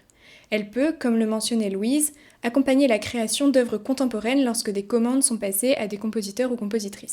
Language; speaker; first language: French; native; French